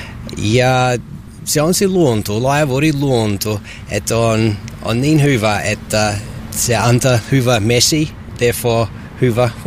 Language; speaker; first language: Finnish; non-native, learner; English